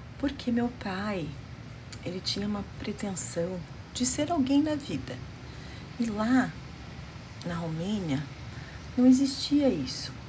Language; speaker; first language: Portuguese; early bilingual, other home language; Romanian